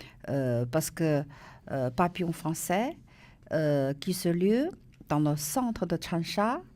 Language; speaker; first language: French; non-native, learner; Chinese